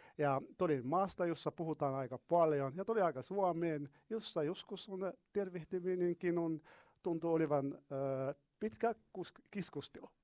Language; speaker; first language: Finnish; non-native, learner; Arabic